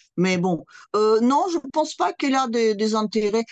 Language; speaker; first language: French; non-native, fluent; Russian